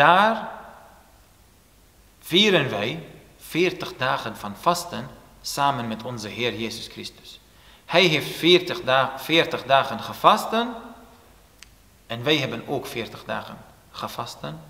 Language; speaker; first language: Dutch; non-native, fluent; Turoyo